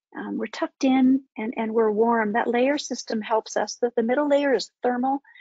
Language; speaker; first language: English; native; English